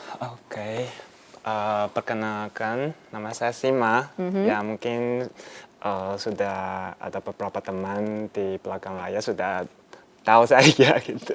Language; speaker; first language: Indonesian; non-native, fluent; Chinese